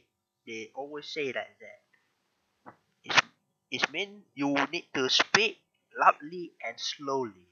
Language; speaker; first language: English; non-native, learner; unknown